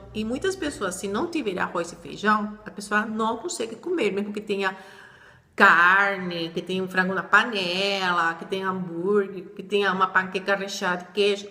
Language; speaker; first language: Portuguese; non-native, fluent; Spanish